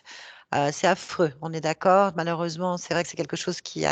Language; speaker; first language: French; native; French